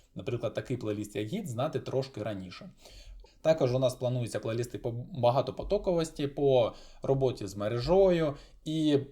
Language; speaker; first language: Ukrainian; non-native, local second language; Russian